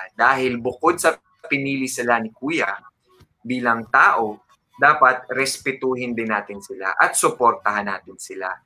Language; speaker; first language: Filipino; native; Filipino